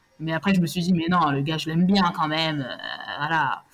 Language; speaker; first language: French; native; French